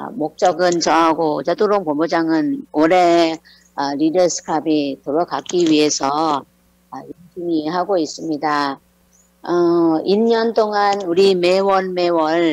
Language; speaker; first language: Korean; non-native, learner; Thai